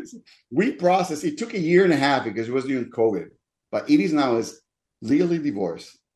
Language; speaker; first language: English; non-native, fluent; Spanish